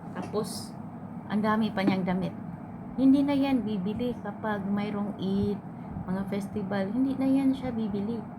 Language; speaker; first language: Filipino; non-native, local second language; Cebuano